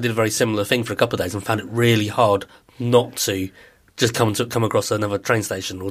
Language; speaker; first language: English; native; English